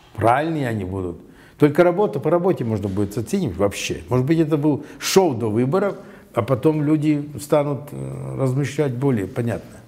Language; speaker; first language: Russian; non-native, local second language; Latvian